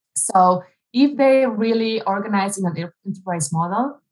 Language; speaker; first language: English; non-native, fluent; Spanish